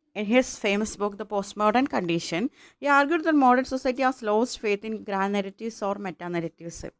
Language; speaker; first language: English; non-native, local second language; Malayalam